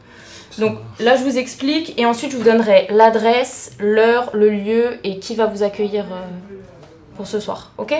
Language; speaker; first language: French; native; French